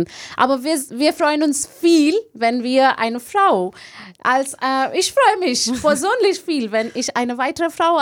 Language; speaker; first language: German; non-native, learner; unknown